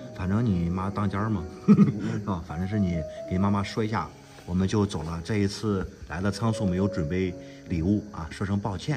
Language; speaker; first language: Chinese; native; Chinese